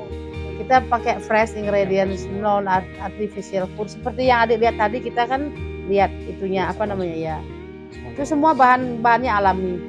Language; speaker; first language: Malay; non-native, local second language; Balinese